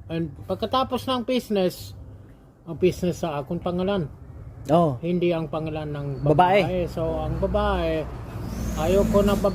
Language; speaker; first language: Filipino; non-native, learner; German